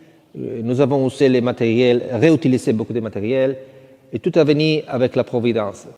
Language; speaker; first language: French; non-native, fluent; Italian